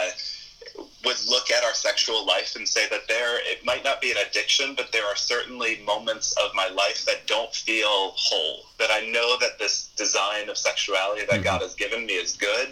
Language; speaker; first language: English; native; English